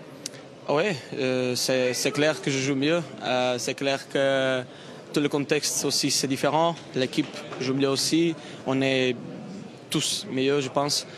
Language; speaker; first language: French; non-native, fluent; Portuguese